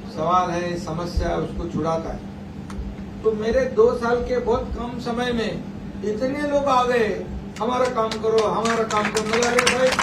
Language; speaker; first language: Hindi; non-native, local second language; Marathi